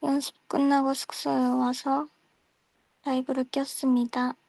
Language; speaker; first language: Korean; non-native, fluent; Japanese